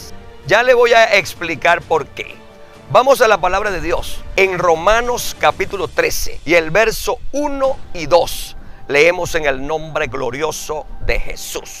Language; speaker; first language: Spanish; native; Spanish